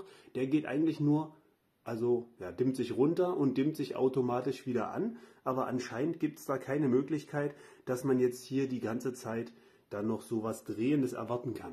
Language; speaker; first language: German; native; German